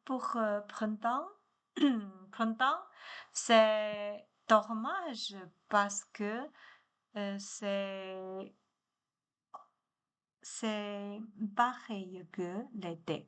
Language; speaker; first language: French; non-native, learner; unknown